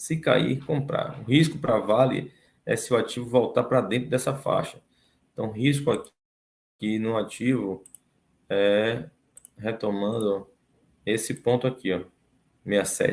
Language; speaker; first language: Portuguese; native; Portuguese